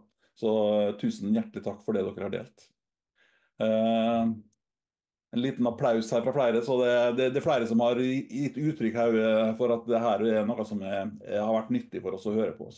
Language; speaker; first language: Norwegian; native; Norwegian